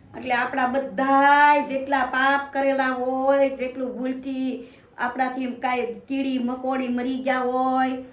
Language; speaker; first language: Gujarati; native; Gujarati